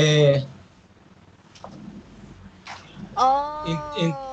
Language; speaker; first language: English; non-native, learner; Spanish